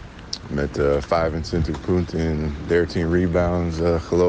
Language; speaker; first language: Dutch; non-native, learner; English